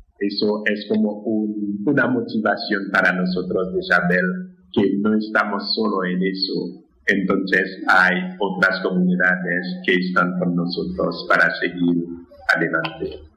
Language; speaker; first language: Spanish; non-native, fluent; Haitian Creole